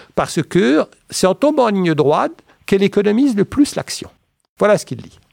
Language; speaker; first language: French; native; French